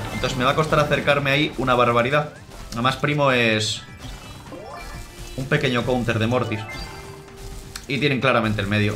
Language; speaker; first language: Spanish; native; Spanish